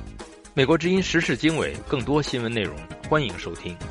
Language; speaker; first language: Chinese; native; Chinese